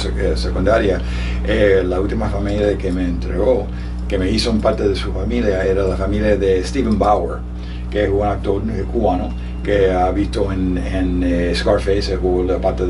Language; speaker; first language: Spanish; early bilingual, heritage; Spanish